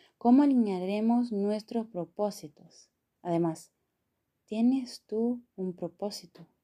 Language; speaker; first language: Spanish; non-native, fluent; Portuguese